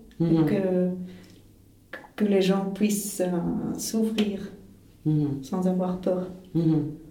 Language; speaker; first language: French; non-native, fluent; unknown